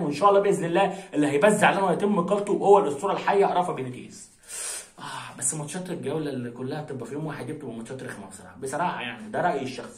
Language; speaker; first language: Arabic; native; Arabic